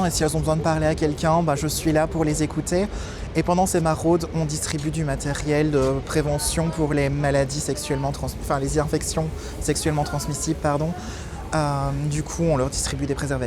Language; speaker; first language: French; native; French